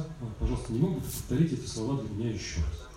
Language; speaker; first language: Russian; native; Russian